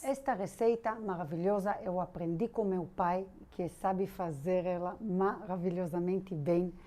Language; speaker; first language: Portuguese; non-native, fluent; Hebrew